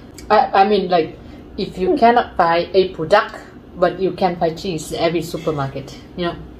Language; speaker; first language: English; non-native, fluent; Vietnamese